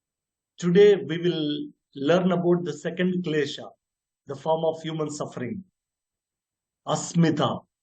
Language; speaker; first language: English; non-native, local second language; Telugu